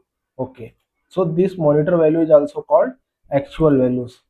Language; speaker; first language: English; non-native, local second language; Hindi